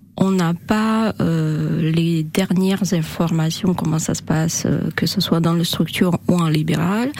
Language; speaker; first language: French; non-native, fluent; Russian